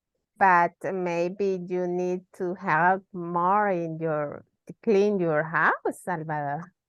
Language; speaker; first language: English; non-native, learner; Spanish